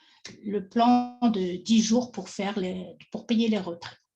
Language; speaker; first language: French; non-native, fluent; Spanish